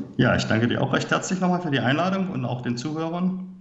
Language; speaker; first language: German; native; German